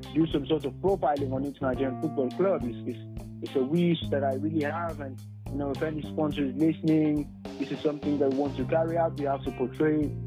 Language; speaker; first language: English; non-native, local second language; Yoruba